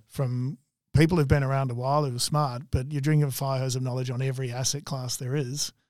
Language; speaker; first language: English; native; English